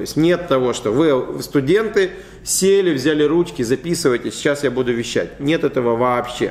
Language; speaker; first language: Russian; native; Russian